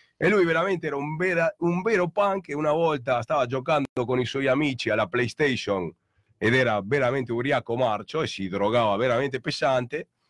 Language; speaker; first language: Italian; native; Italian